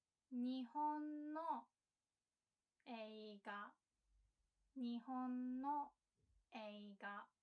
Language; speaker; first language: Japanese; non-native, fluent; English